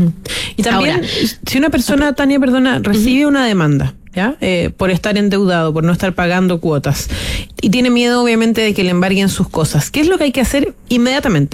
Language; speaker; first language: Spanish; native; Spanish